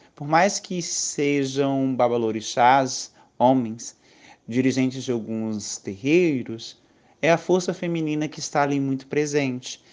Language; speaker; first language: Portuguese; native; Portuguese